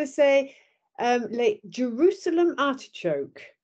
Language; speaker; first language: French; non-native, learner; English